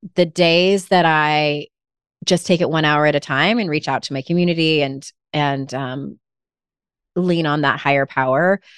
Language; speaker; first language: English; native; English